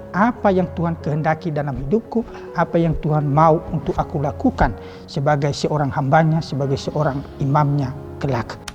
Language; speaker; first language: Indonesian; non-native, local second language; Nias